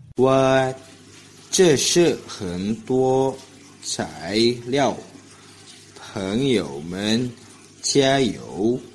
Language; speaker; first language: Chinese; non-native, learner; Indonesian